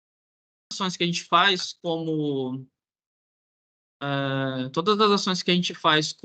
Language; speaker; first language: Portuguese; native; Portuguese